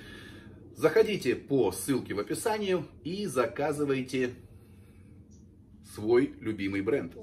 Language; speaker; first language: Russian; native; Russian